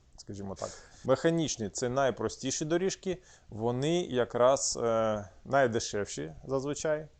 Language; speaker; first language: Ukrainian; non-native, local second language; Russian